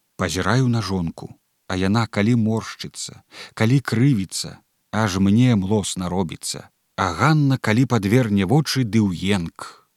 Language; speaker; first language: Belarusian; native; Belarusian